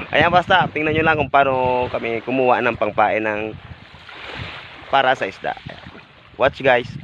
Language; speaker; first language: Filipino; non-native, local second language; Bikol